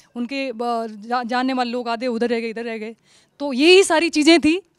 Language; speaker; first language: Hindi; native; Hindi